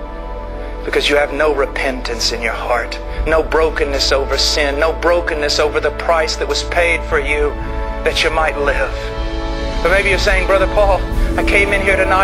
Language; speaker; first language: English; native; English